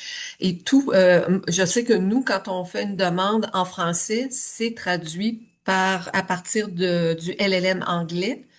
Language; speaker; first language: French; native; French